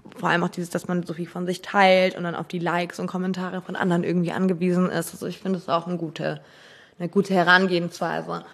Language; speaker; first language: German; native; German